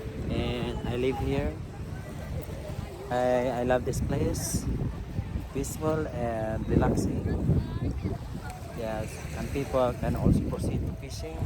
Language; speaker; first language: English; non-native, local second language; Hiligaynon